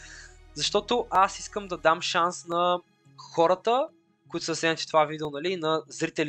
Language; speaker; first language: Bulgarian; native; Bulgarian